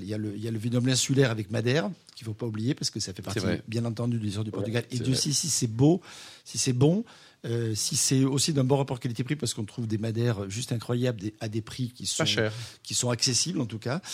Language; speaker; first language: French; native; French